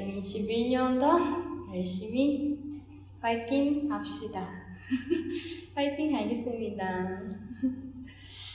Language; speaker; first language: Korean; non-native, fluent; Japanese